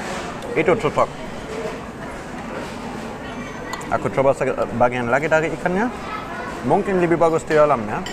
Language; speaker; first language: Indonesian; non-native, fluent; German